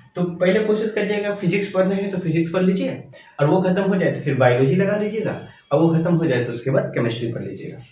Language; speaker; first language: Hindi; native; Hindi